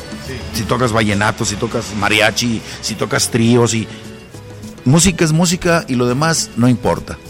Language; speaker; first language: Spanish; native; Spanish